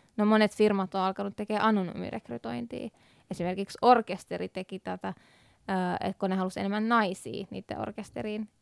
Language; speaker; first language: Finnish; early bilingual, other home language; Persian